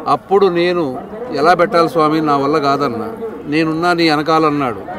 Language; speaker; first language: Telugu; native; Telugu